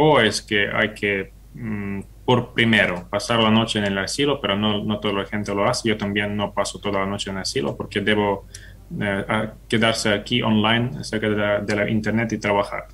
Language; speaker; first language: Spanish; non-native, fluent; Ukrainian